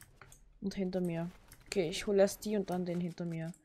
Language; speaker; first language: German; native; German